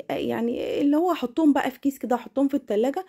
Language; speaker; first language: Arabic; native; Arabic